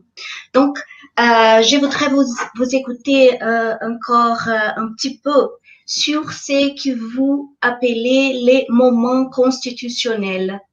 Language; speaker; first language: French; non-native, fluent; Portuguese